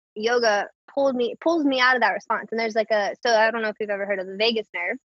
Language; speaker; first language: English; native; English